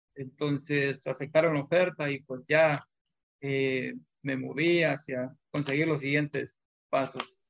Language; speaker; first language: Spanish; native; Spanish